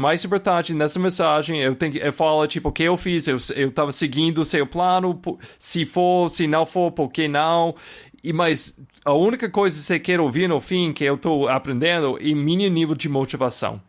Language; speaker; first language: Portuguese; non-native, fluent; English